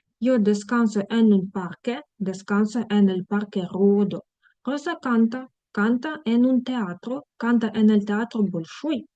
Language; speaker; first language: Spanish; non-native, fluent; Ukrainian